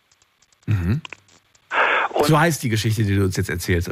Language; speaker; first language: German; native; German